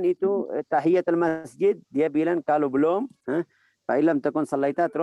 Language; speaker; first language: Indonesian; non-native, fluent; Arabic